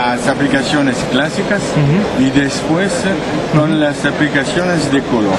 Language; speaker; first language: Spanish; non-native, learner; French